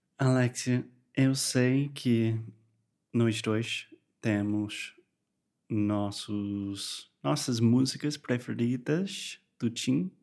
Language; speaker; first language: Portuguese; non-native, fluent; English